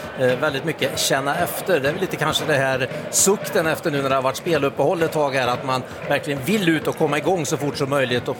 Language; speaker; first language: Swedish; native; Swedish